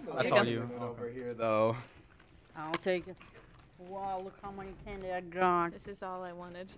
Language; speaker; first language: English; non-native, fluent; Russian